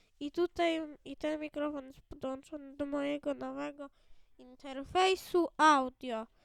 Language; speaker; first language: Polish; native; Polish